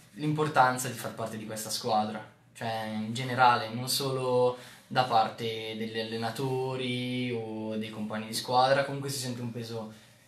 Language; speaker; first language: Italian; native; Italian